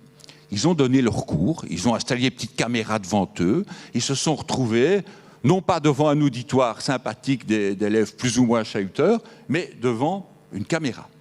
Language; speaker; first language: French; native; French